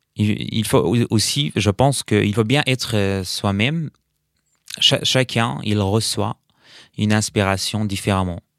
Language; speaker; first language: French; non-native, fluent; Arabic